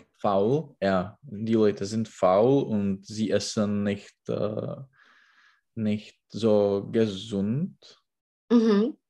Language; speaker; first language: German; non-native, learner; Czech